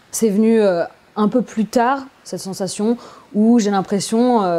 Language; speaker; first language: French; native; French